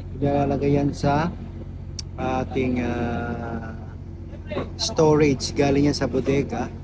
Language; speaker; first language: Filipino; native; Filipino